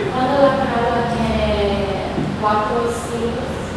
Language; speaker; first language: Spanish; non-native, learner; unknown